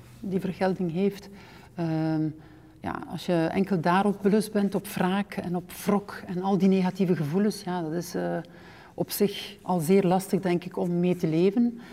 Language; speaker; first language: Dutch; native; Dutch